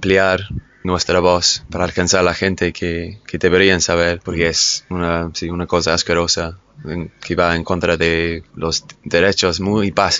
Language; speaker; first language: Spanish; non-native, fluent; English